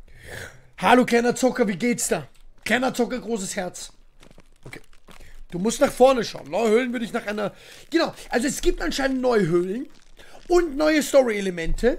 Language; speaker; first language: German; native; German